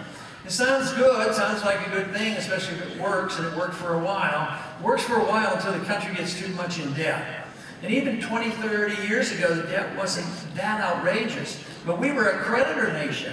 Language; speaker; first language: English; native; English